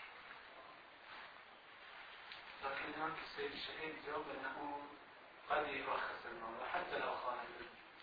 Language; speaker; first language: Arabic; native; Arabic